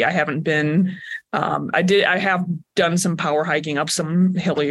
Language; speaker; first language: English; native; English